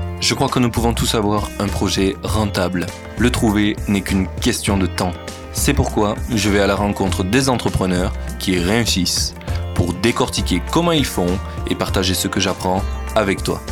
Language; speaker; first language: French; native; French